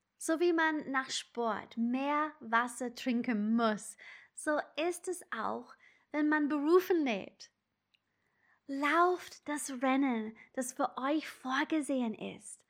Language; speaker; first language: German; non-native, fluent; English